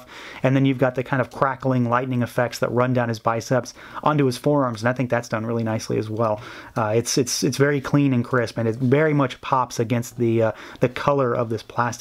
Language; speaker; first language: English; native; English